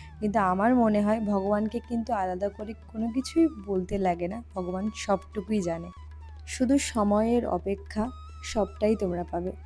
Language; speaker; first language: Bangla; native; Bangla